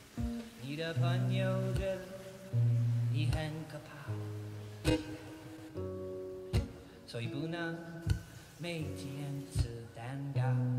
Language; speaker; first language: Chinese; non-native, learner; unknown